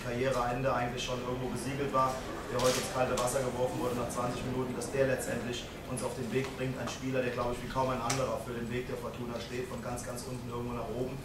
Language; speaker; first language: German; native; German